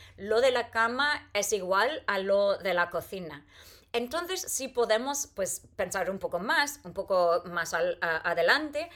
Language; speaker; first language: Spanish; non-native, fluent; English